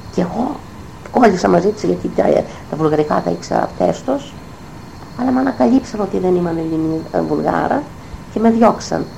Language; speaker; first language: Greek; native; Greek